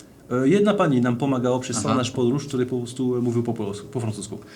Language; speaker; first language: Polish; non-native, fluent; French